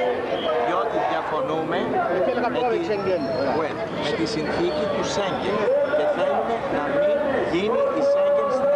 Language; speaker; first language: Greek; native; Greek